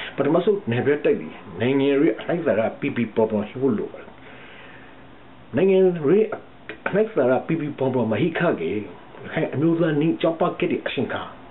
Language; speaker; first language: Burmese; native; Burmese